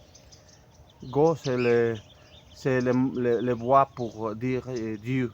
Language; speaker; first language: French; non-native, fluent; Spanish